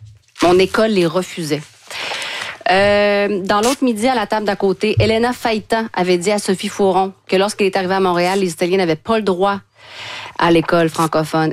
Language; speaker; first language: French; native; French